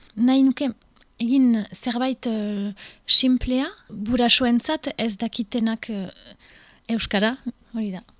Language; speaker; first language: Basque; non-native, local second language; French